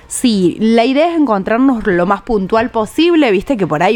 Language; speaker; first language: Spanish; native; Spanish